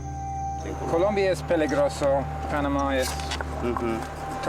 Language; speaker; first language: Spanish; non-native, learner; English